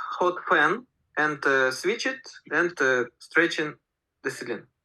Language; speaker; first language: English; non-native, learner; Russian